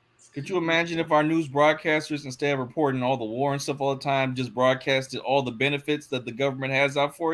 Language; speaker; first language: English; native; English